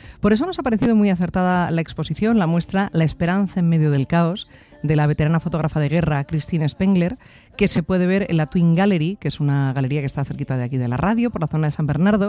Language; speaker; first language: Spanish; native; Spanish